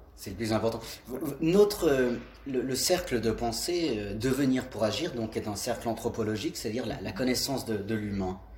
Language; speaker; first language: French; native; French